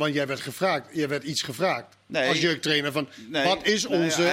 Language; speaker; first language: Dutch; non-native, fluent; Danish